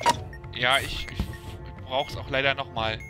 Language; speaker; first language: German; native; German